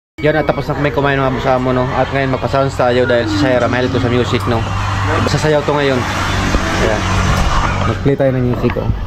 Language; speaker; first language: Filipino; non-native, local second language; Cebuano